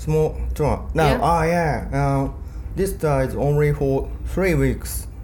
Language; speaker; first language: English; non-native, learner; Japanese